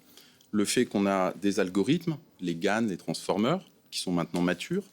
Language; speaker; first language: French; native; French